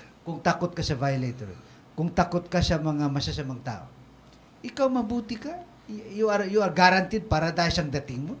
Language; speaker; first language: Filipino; non-native, local second language; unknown